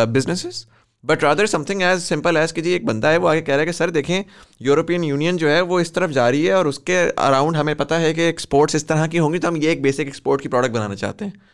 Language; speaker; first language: Hindi; native; Hindi